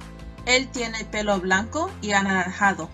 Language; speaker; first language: Spanish; non-native, learner; English